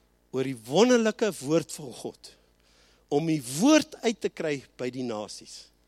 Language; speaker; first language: Afrikaans; native; Afrikaans